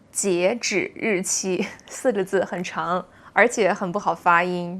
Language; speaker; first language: Chinese; native; Chinese